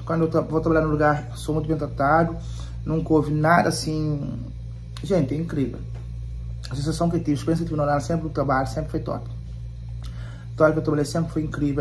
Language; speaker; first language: Portuguese; non-native, local second language; Kabuverdianu